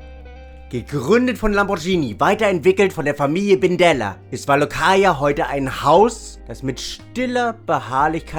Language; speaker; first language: German; native; German